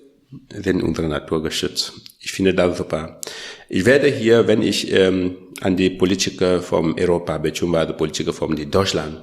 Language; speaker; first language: German; non-native, learner; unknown